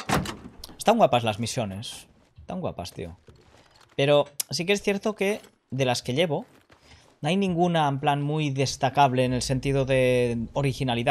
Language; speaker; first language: Spanish; native; Spanish